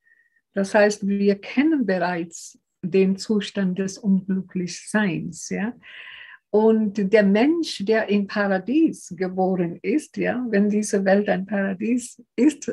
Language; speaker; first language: German; non-native, fluent; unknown